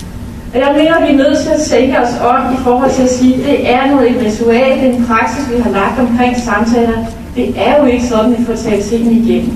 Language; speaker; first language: Danish; native; Danish